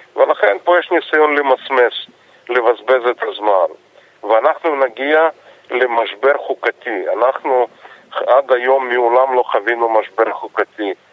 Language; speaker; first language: Hebrew; non-native, fluent; Russian